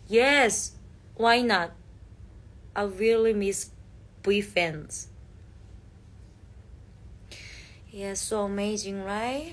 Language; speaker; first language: English; non-native, learner; Korean